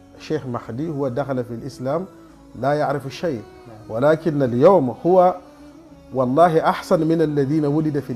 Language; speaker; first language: Arabic; non-native, fluent; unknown